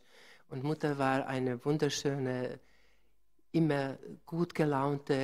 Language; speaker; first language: German; non-native, fluent; Slovak